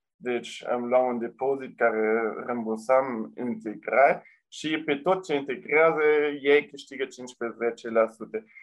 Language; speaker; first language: Romanian; non-native, local second language; German